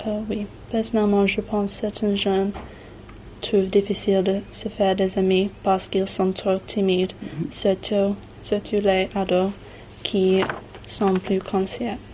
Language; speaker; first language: French; non-native, learner; English